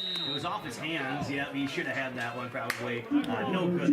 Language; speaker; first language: English; native; English